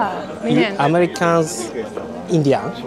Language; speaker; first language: English; non-native, learner; Japanese